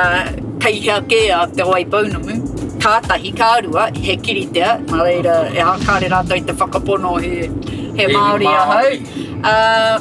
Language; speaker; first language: Māori; non-native, local second language; English